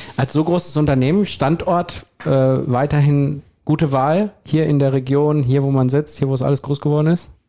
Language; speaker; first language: German; native; German